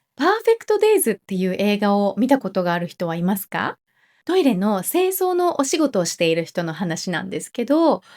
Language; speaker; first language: Japanese; native; Japanese